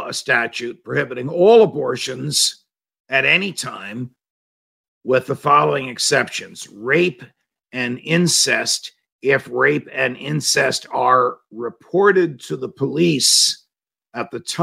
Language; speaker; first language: English; native; English